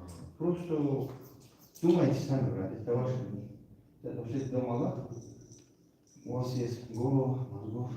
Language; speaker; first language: Russian; non-native, local second language; Tajik